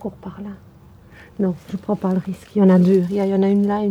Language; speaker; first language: French; early bilingual, other home language; Italian